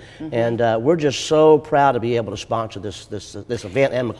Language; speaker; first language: English; native; English